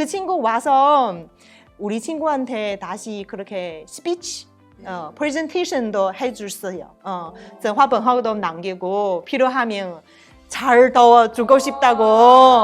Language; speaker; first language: Korean; non-native, learner; Chinese